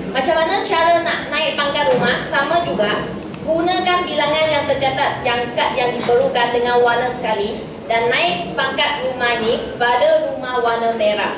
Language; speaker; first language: Malay; non-native, local second language; Chinese